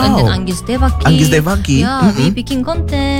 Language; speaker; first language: English; non-native, learner; Korean